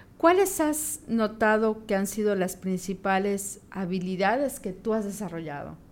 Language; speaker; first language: Spanish; native; Spanish